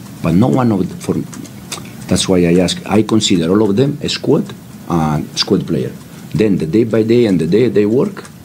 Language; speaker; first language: English; non-native, fluent; Italian